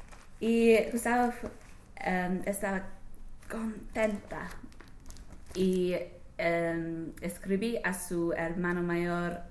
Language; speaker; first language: Spanish; non-native, learner; English